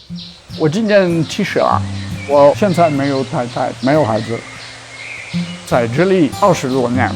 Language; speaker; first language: Chinese; non-native, fluent; French